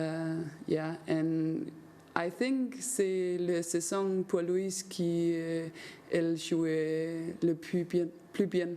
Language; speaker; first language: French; non-native, learner; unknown